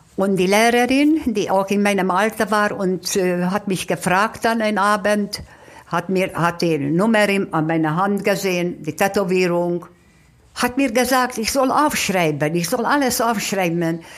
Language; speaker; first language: German; non-native, fluent; Hungarian